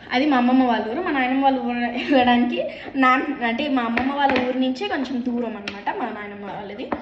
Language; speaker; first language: Telugu; early bilingual, heritage; Telugu